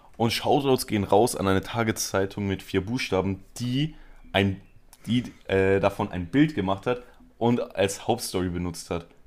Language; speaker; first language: German; early bilingual, other home language; Spanish